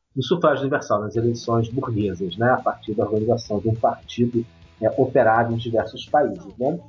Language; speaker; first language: Portuguese; native; Portuguese